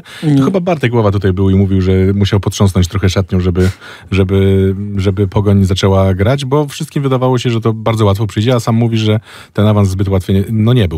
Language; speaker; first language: Polish; native; Polish